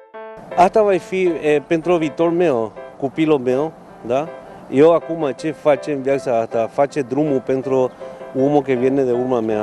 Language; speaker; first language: Romanian; non-native, learner; Spanish